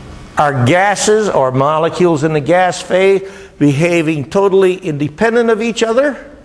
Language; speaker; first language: English; native; English